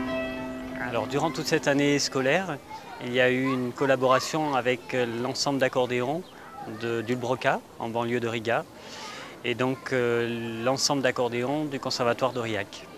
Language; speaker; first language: French; native; French